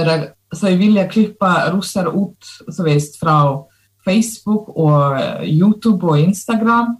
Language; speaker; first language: Icelandic; non-native, fluent; Russian